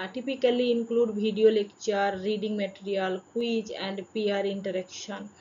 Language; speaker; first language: English; non-native, local second language; Bangla